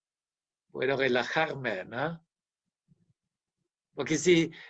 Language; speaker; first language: Spanish; non-native, fluent; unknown